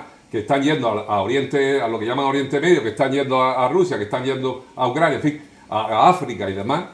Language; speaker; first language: Spanish; native; Spanish